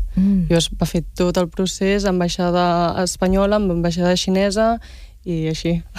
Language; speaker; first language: Catalan; native; Catalan